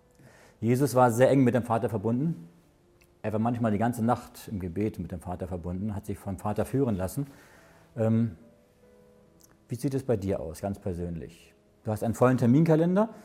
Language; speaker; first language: German; native; German